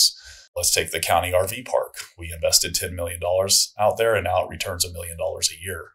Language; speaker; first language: English; native; English